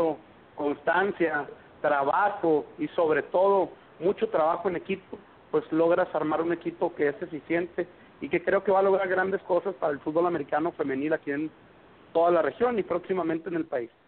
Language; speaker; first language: Spanish; native; Spanish